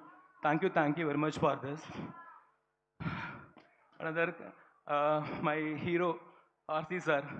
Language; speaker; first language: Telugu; non-native, learner; Tamil